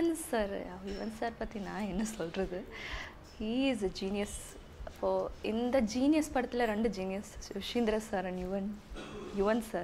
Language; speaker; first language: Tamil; non-native, learner; English